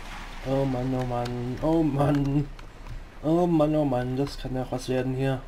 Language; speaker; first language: German; native; German